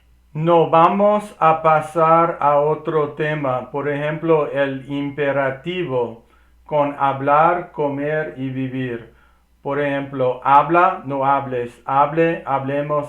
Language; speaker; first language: Spanish; non-native, learner; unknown